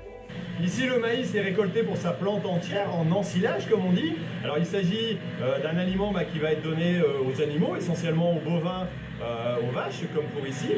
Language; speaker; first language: French; native; French